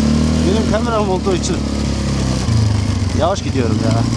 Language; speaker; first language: Turkish; non-native, learner; Mongolian